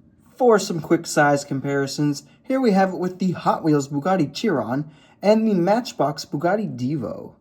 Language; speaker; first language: English; native; English